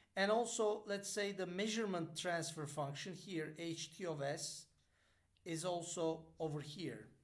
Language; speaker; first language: English; non-native, fluent; Turkish